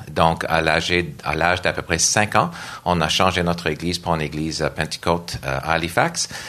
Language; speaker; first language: French; non-native, local second language; English